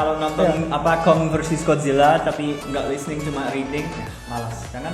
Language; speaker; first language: Indonesian; non-native, fluent; English